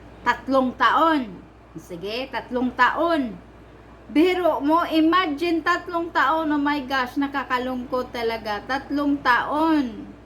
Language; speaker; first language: Filipino; non-native, local second language; Cebuano